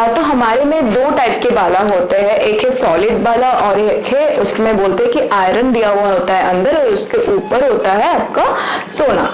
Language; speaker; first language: Hindi; non-native, local second language; Bangla